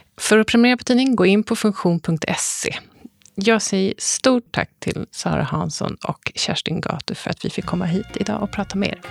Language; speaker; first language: Swedish; native; Swedish